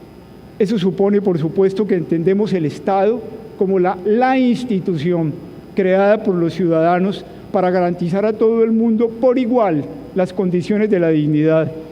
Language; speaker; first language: Spanish; native; Spanish